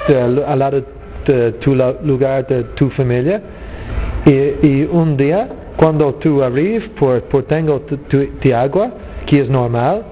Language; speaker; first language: Spanish; non-native, learner; English